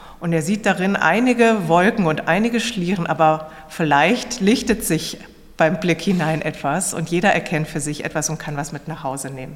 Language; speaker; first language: German; native; German